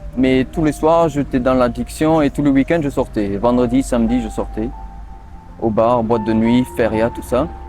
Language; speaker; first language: French; early bilingual, other home language; English